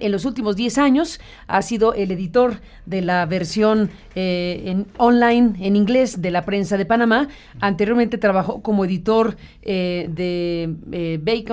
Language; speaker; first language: Spanish; native; Spanish